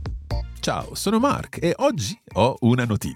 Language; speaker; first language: Italian; non-native, fluent; English